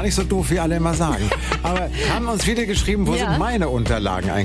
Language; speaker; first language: German; native; German